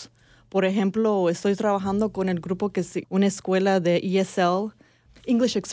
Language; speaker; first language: Spanish; early bilingual, heritage; English